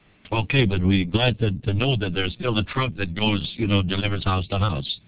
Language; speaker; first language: English; early bilingual, other home language; French